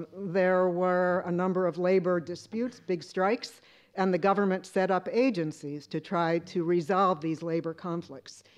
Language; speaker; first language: English; native; English